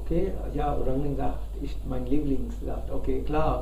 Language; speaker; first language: German; non-native, fluent; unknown